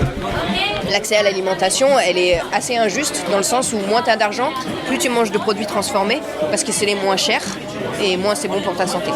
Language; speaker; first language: French; native; French